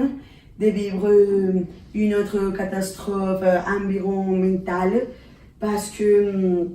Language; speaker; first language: French; non-native, learner; Spanish